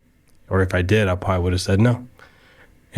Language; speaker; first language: English; native; English